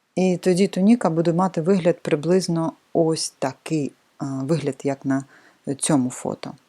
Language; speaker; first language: Ukrainian; non-native, local second language; Russian